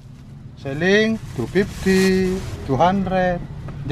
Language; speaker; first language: English; non-native, learner; Indonesian